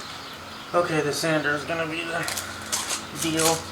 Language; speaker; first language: English; native; English